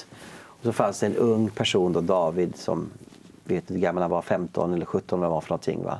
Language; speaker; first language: Swedish; native; Swedish